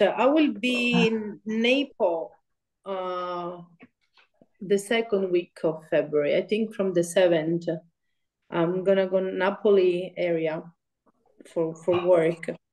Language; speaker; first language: English; non-native, fluent; Italian